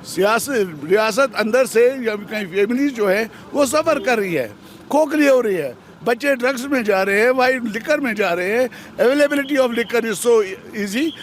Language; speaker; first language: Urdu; non-native, local second language; Kashmiri